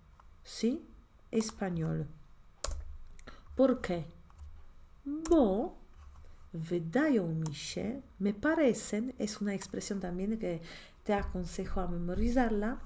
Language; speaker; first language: Spanish; non-native, fluent; Polish